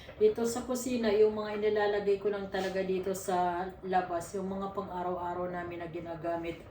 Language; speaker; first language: Filipino; non-native, local second language; Waray